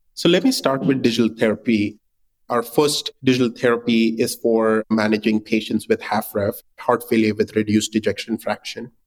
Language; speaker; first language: English; non-native, local second language; Hindi